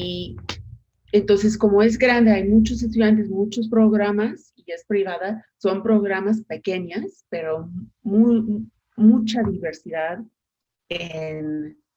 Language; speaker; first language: Spanish; non-native, fluent; English